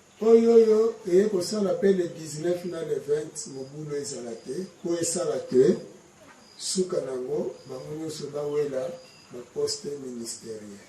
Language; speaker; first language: Lingala; non-native, local second language; Kongo